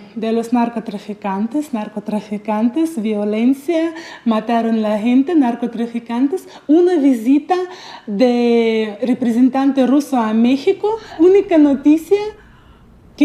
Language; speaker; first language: Spanish; non-native, fluent; Russian